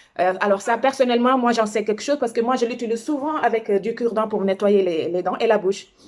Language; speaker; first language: French; non-native, local second language; Wolof